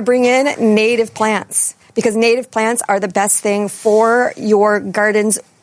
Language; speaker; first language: English; native; English